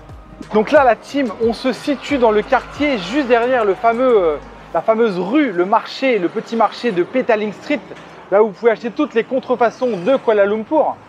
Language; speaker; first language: French; native; French